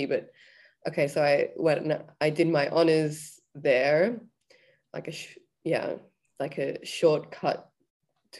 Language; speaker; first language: English; native; English